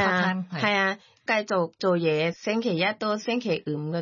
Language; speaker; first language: Cantonese; non-native, learner; Thai